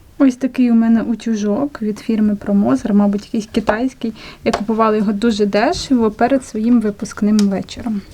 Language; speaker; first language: Ukrainian; non-native, local second language; Russian